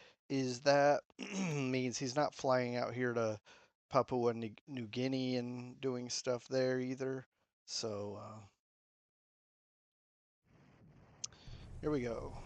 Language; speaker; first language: English; native; English